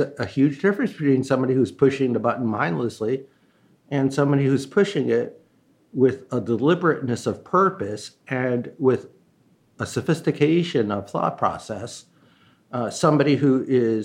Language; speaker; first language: English; early bilingual, other home language; Chinese